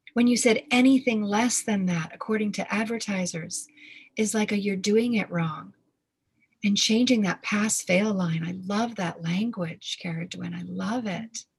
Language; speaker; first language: English; native; English